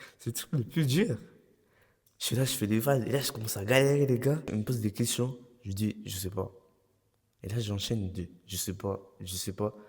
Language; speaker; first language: French; early bilingual, other home language; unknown